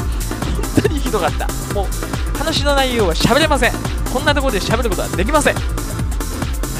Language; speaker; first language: Japanese; native; Japanese